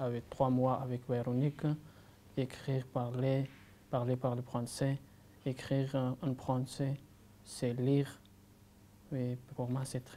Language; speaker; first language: French; non-native, learner; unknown